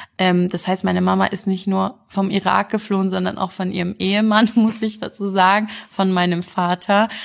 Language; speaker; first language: German; early bilingual, other home language; Arabic